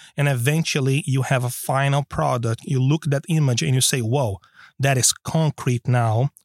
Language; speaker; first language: English; non-native, fluent; Portuguese